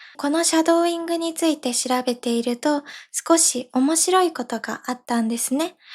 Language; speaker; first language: Japanese; native; Japanese